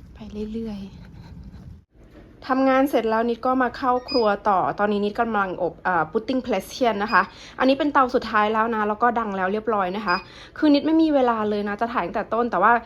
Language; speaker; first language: Thai; native; Thai